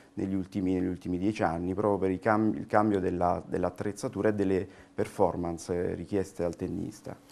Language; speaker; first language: Italian; native; Italian